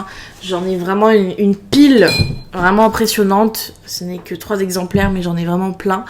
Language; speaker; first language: French; native; French